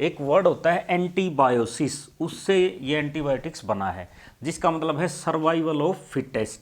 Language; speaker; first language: Hindi; native; Hindi